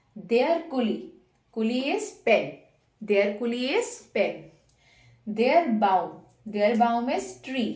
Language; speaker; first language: Hindi; native; Hindi